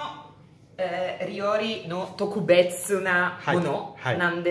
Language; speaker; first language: Japanese; non-native, learner; Italian